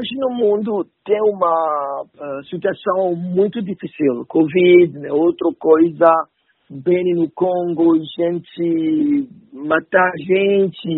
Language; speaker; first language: Portuguese; non-native, learner; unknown